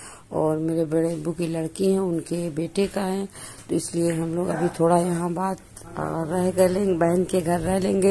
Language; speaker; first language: Hindi; native; Hindi